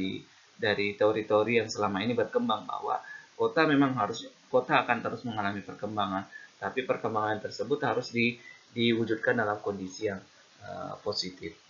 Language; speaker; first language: Indonesian; native; Indonesian